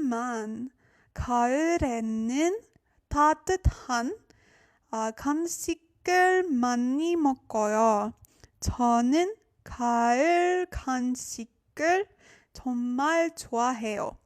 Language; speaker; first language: Korean; non-native, learner; French